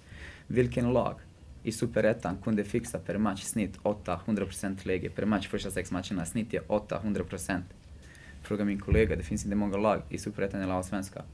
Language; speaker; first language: Swedish; non-native, fluent; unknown